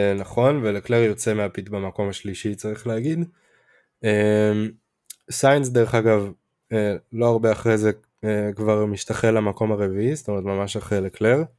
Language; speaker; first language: Hebrew; native; Hebrew